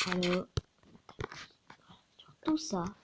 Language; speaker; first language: French; native; French